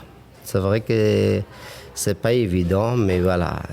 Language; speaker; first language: French; non-native, fluent; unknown